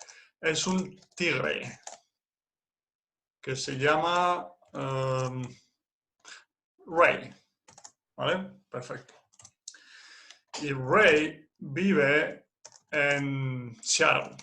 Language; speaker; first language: Spanish; non-native, fluent; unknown